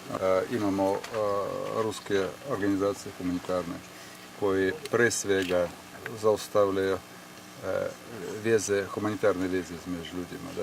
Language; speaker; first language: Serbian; non-native, fluent; Russian